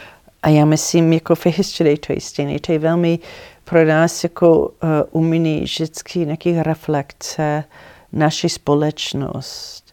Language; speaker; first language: Czech; non-native, learner; English